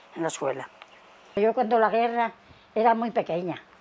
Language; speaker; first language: Spanish; native; Spanish